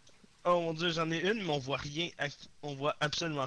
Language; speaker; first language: French; native; French